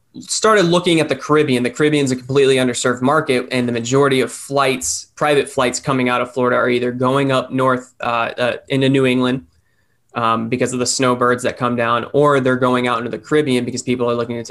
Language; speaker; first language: English; native; English